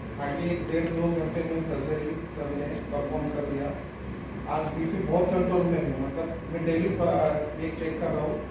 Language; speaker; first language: Hindi; non-native, local second language; Marathi